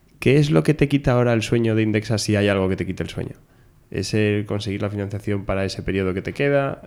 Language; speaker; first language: Spanish; native; Spanish